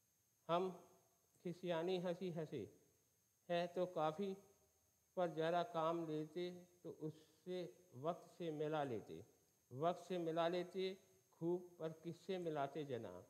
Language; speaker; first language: Hindi; native; Hindi